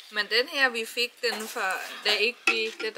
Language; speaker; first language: Danish; non-native, learner; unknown